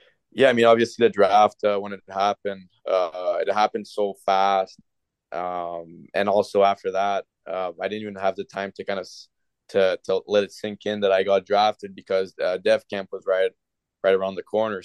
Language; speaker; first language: English; non-native, local second language; French